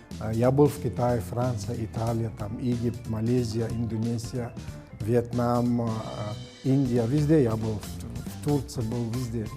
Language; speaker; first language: Russian; non-native, learner; Arabic